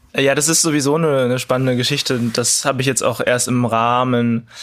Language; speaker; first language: German; early bilingual, other home language; Cantonese